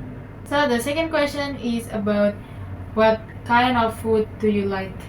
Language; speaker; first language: English; non-native, learner; Indonesian